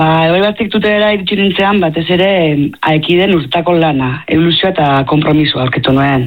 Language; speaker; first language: Basque; native; Basque